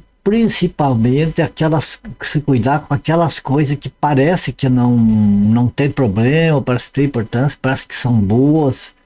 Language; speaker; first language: Portuguese; native; Portuguese